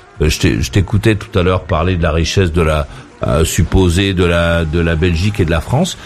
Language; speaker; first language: French; native; French